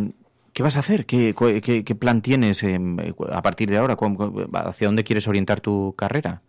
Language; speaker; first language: Spanish; native; Spanish